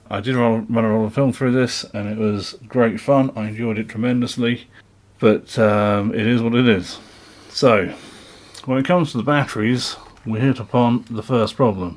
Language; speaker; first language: English; native; English